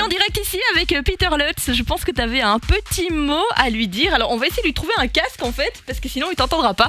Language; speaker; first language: French; native; French